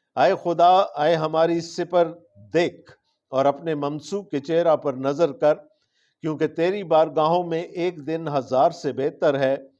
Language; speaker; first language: Urdu; non-native, local second language; Punjabi